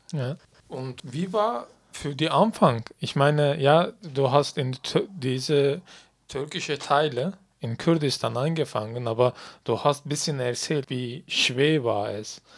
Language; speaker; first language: German; non-native, learner; Kurdish